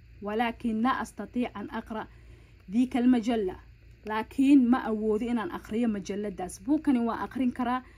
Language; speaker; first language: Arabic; non-native, local second language; Somali